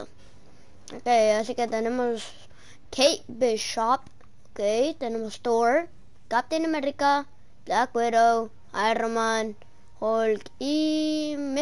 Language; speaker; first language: Spanish; early bilingual, heritage; English